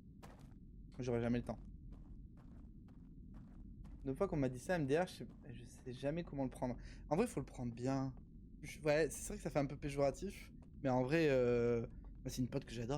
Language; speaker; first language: French; native; French